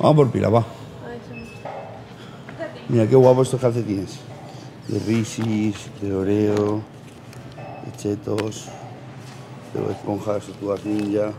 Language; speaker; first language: Spanish; native; Spanish